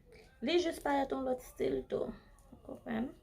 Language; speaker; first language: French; non-native, local second language; Haitian Creole